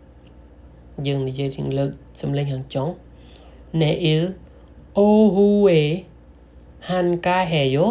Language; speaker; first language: Korean; non-native, learner; Khmer